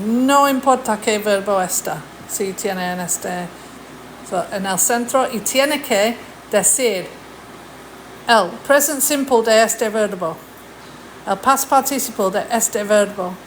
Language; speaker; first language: Spanish; non-native, fluent; English